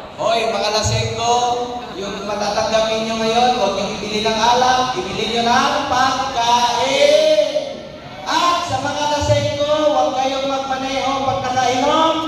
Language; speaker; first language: Filipino; non-native, local second language; Cebuano